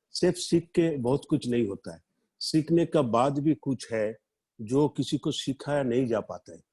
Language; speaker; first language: Hindi; non-native, local second language; Bangla